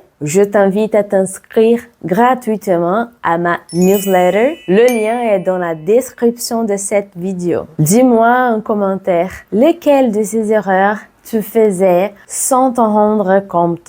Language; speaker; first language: French; non-native, fluent; Portuguese